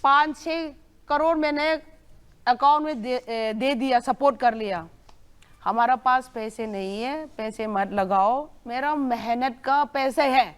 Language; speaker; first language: Hindi; non-native, local second language; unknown